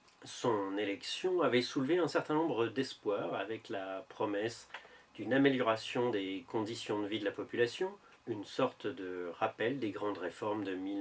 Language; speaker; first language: French; native; French